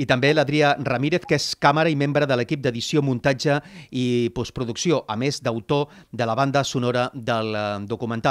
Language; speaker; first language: Catalan; native; Catalan